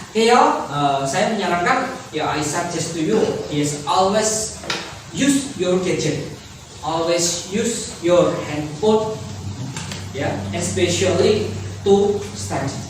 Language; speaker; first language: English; non-native, learner; Indonesian